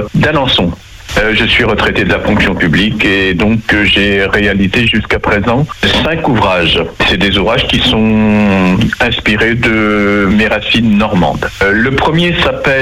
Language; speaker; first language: French; native; French